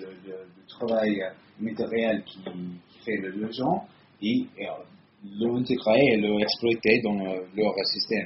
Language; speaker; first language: French; non-native, learner; Italian